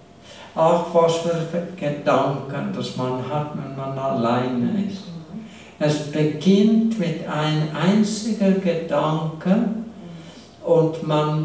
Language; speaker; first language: German; non-native, fluent; English